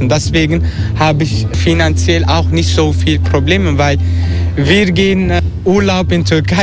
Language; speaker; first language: German; non-native, learner; Turkish